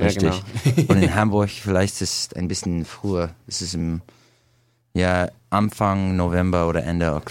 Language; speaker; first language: German; non-native, learner; English